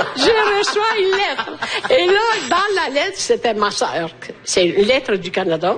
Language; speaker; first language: French; non-native, fluent; Italian